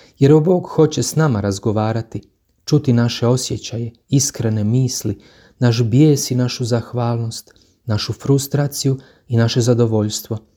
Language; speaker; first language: Croatian; native; Croatian